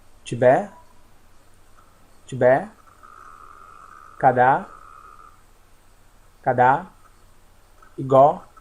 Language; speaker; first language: Korean; non-native, learner; Portuguese